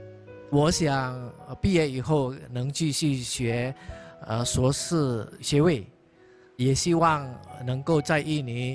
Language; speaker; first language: Chinese; non-native, fluent; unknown